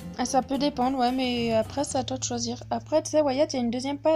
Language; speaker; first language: French; native; French